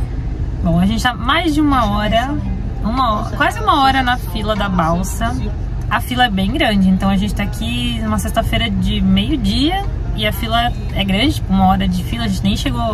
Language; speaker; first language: Portuguese; native; Portuguese